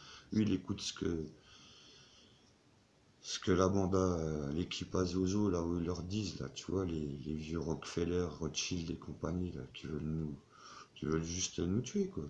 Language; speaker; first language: French; native; French